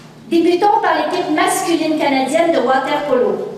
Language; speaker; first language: French; native; French